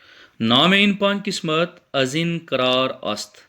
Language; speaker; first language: Persian; non-native, fluent; Urdu